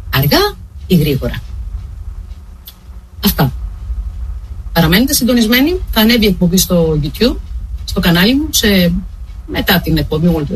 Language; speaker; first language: Greek; native; Greek